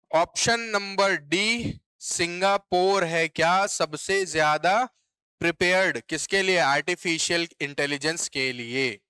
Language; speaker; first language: Hindi; native; Hindi